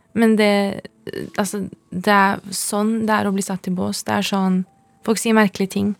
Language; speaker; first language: Norwegian; early bilingual, other home language; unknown